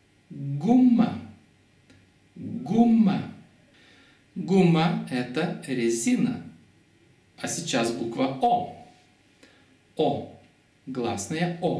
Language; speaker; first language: Russian; non-native, fluent; Lithuanian